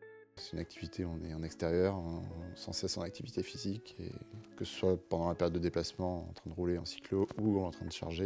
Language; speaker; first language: French; native; French